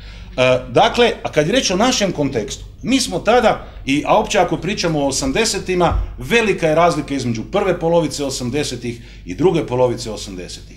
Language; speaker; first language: Croatian; native; Croatian